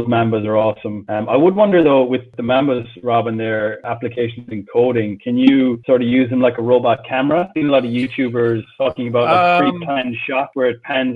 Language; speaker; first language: English; native; English